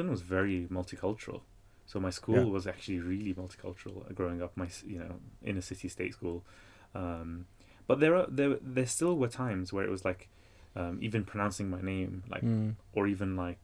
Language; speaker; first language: English; native; English